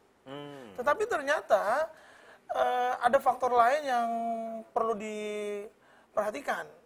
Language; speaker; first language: Indonesian; native; Indonesian